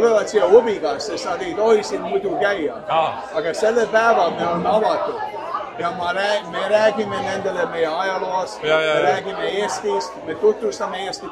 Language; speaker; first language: Estonian; non-native, learner; Finnish